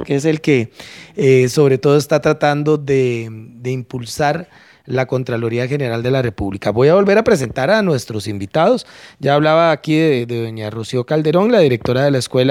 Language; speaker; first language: Spanish; native; Spanish